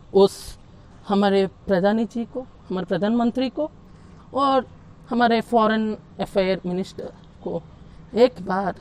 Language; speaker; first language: Hindi; non-native, local second language; Telugu